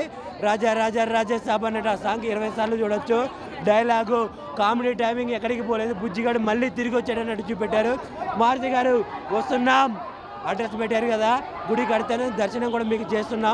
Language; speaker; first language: Telugu; native; Telugu